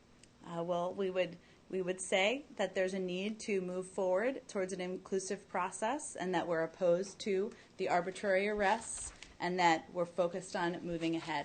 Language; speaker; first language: English; native; English